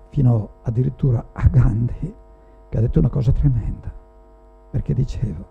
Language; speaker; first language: Italian; native; Italian